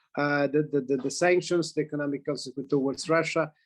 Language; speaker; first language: English; non-native, fluent; Italian